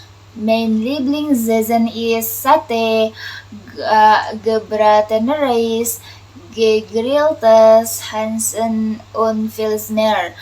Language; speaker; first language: German; non-native, learner; Indonesian